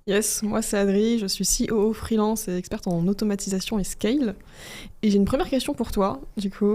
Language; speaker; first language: French; native; French